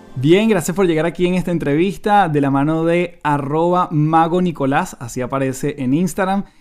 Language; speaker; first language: Spanish; native; Spanish